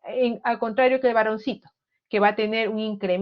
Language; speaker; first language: Spanish; native; Spanish